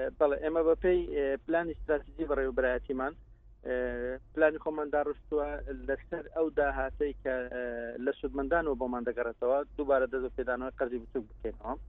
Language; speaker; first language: Central Kurdish; non-native, local second language; Kurdish